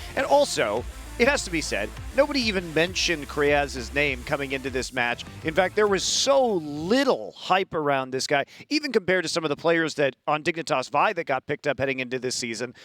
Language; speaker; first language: English; native; English